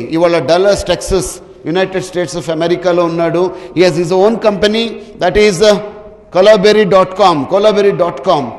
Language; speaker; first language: Telugu; native; Telugu